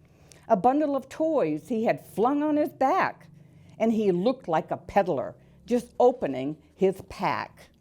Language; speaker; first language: English; native; English